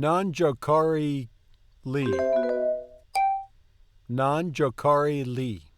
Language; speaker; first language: Italian; non-native, learner; English